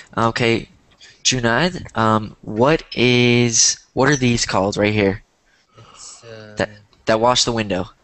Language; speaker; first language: English; native; English